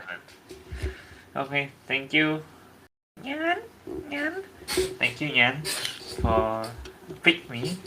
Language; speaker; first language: English; non-native, learner; Indonesian